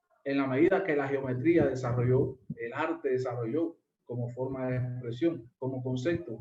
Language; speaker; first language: Spanish; native; Spanish